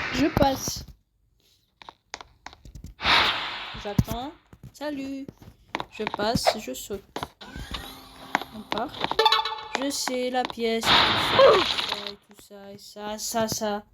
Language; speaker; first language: French; native; French